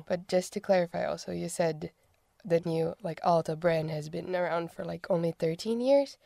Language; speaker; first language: English; non-native, fluent; Portuguese